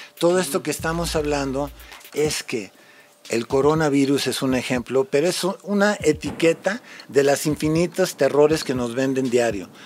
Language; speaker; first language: Spanish; native; Spanish